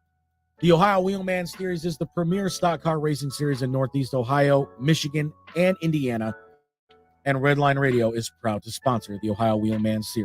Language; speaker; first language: English; native; English